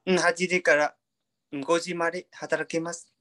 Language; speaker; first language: Japanese; non-native, learner; Vietnamese